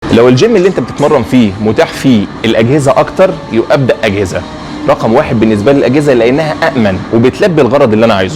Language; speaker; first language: Arabic; native; Arabic